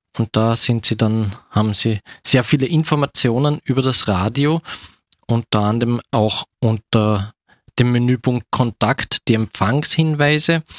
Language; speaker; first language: German; native; German